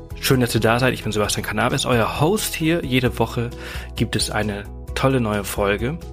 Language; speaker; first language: German; native; German